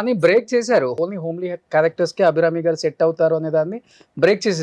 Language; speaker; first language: Telugu; native; Telugu